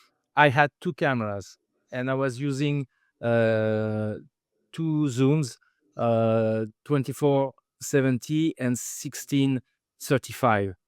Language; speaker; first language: English; non-native, fluent; French